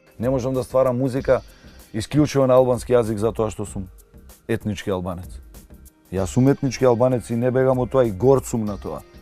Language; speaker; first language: Macedonian; non-native, local second language; Albanian